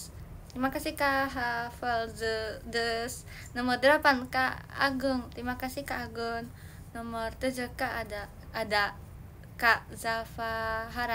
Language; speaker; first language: Indonesian; early bilingual, heritage; Indonesian